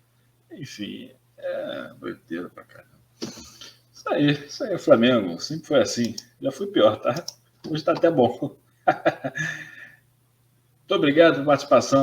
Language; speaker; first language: Portuguese; native; Portuguese